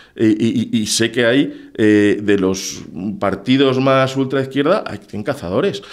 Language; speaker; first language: Spanish; native; Spanish